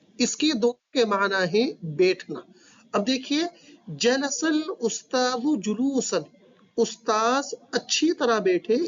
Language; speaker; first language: Urdu; native; Urdu